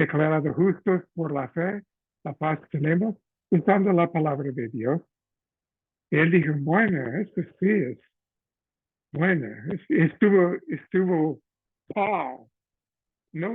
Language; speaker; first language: Spanish; non-native, fluent; English